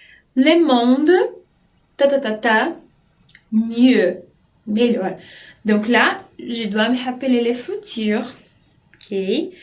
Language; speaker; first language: French; non-native, fluent; Portuguese